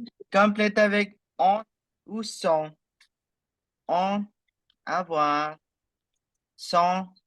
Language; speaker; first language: French; non-native, fluent; Spanish